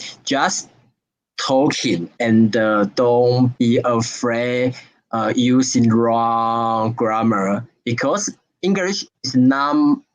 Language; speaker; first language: English; non-native, learner; Chinese